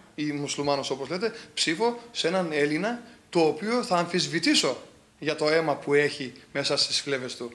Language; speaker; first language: Greek; non-native, local second language; Turkish